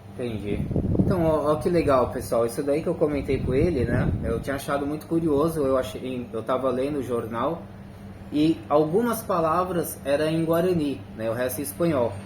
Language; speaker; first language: Portuguese; native; Portuguese